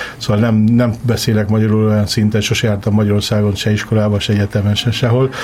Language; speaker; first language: Hungarian; early bilingual, heritage; Hungarian